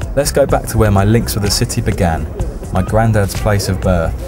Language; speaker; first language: English; native; English